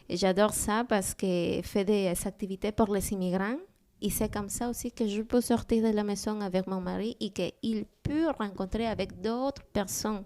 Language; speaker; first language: French; non-native, learner; Spanish